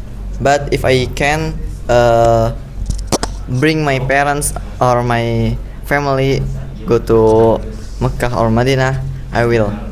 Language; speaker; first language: English; non-native, learner; Indonesian